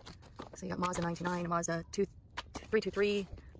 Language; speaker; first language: English; native; English